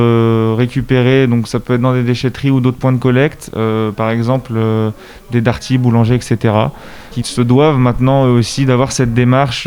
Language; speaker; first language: French; native; French